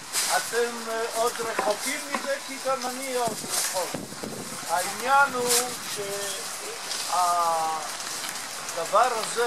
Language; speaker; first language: Hebrew; non-native, fluent; Italian